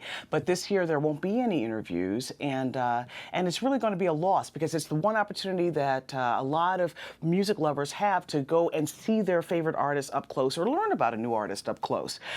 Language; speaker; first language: English; native; English